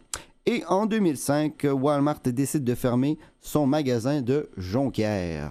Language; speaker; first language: French; native; French